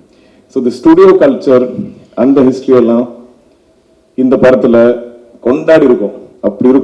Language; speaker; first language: Tamil; non-native, local second language; Malayalam